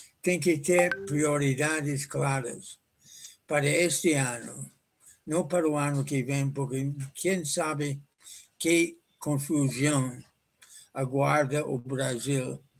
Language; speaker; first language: Portuguese; non-native, fluent; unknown